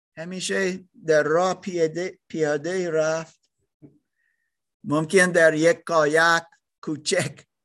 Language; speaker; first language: Persian; non-native, learner; German